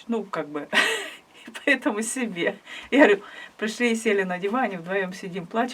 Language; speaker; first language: Russian; native; Russian